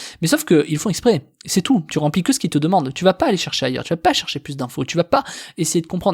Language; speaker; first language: French; native; French